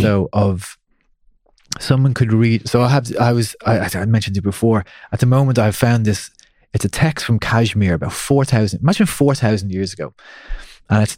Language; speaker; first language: English; native; English